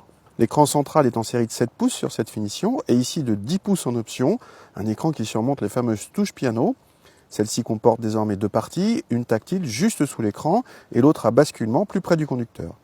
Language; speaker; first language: French; native; French